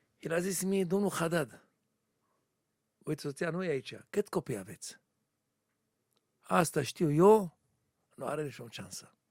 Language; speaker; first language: Romanian; non-native, learner; Hebrew